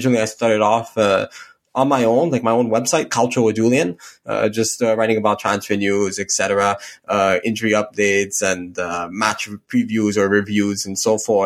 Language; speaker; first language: English; native; English